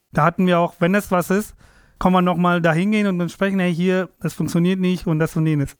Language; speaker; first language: German; non-native, fluent; Tamil